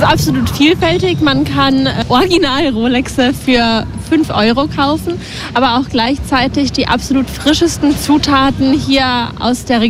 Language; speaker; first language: German; non-native, fluent; Latvian